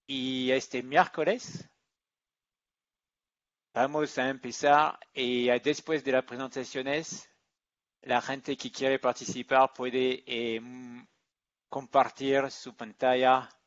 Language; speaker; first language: Spanish; non-native, learner; English